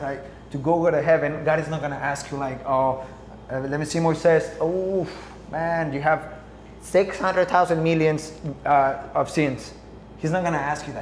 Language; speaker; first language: English; non-native, fluent; Spanish